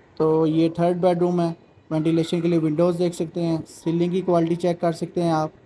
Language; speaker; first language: Urdu; non-native, local second language; Punjabi